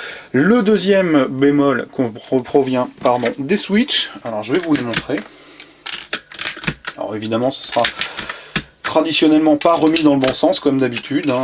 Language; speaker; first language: French; native; French